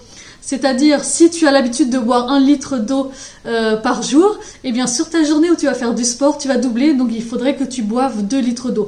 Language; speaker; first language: French; native; French